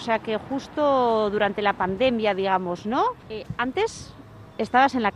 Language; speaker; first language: Spanish; native; Spanish